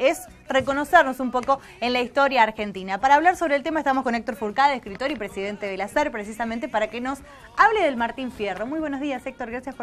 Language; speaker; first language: Spanish; native; Spanish